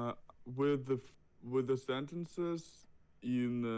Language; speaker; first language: English; non-native, learner; Russian